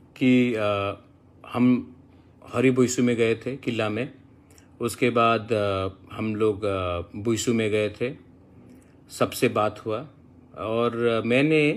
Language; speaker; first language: Hindi; non-native, local second language; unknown